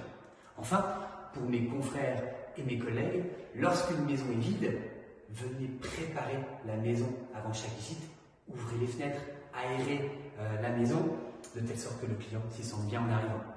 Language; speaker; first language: French; native; French